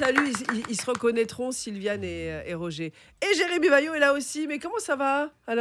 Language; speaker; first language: French; native; French